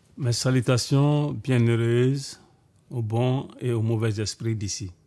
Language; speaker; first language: French; non-native, local second language; Bambara